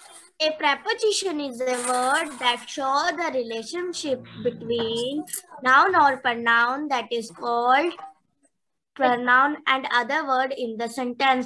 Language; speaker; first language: English; non-native, learner; Hindi